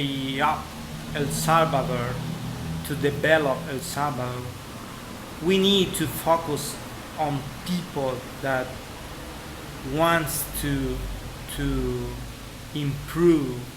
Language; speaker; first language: English; non-native, fluent; Spanish